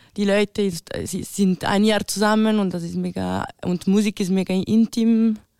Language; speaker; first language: German; non-native, local second language; French